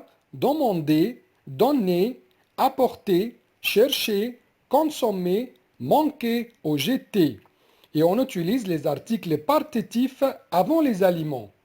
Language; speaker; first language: French; non-native, fluent; Arabic